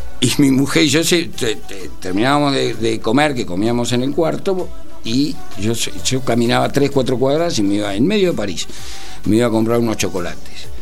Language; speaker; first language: Spanish; native; Spanish